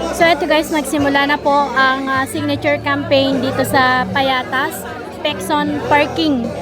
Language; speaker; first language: Filipino; native; Filipino